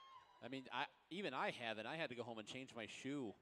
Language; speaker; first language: English; native; English